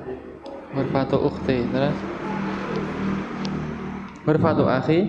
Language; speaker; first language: Arabic; non-native, fluent; Indonesian